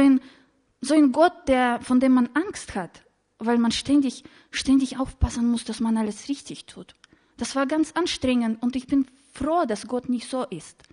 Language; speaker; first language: German; non-native, fluent; Russian